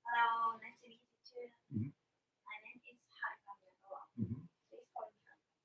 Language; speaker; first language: English; non-native, learner; Japanese